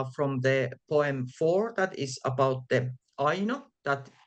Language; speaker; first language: English; non-native, fluent; Finnish